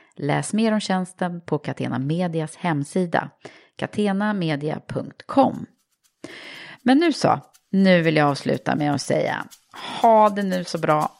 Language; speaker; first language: Swedish; native; Swedish